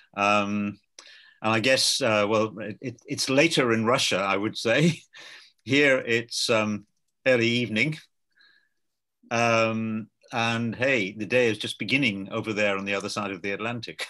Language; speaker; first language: English; native; English